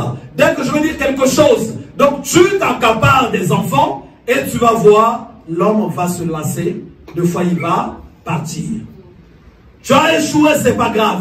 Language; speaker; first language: French; non-native, local second language; Lingala